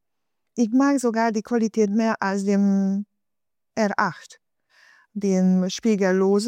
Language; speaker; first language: German; non-native, fluent; Hungarian